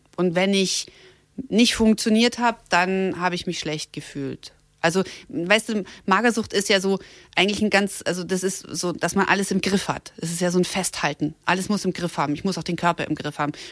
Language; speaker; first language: German; native; German